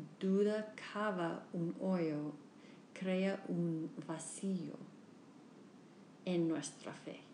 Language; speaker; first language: Spanish; non-native, learner; English